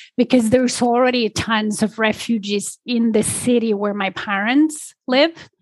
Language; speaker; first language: English; non-native, fluent; Polish